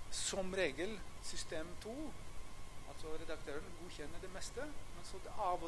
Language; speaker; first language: Norwegian; non-native, fluent; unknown